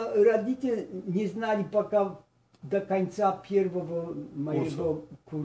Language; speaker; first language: Russian; non-native, learner; Polish